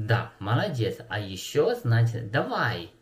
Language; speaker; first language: Russian; non-native, learner; Chinese